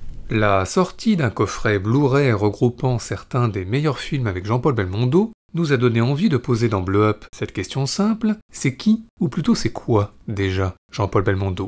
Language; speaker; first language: French; native; French